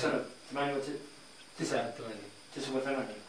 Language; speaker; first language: Arabic; non-native, learner; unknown